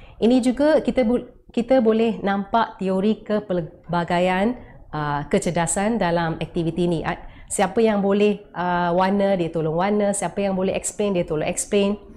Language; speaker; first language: Malay; non-native, local second language; Tamil